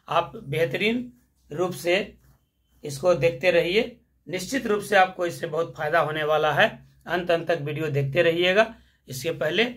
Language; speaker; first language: Hindi; native; Hindi